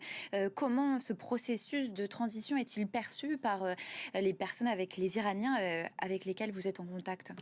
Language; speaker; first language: French; native; French